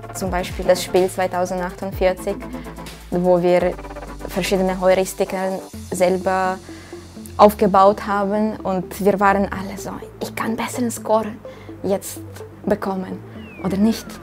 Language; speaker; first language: German; non-native, fluent; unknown